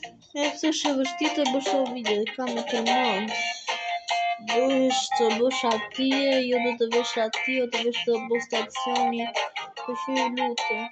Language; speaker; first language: Albanian; early bilingual, heritage; Albanian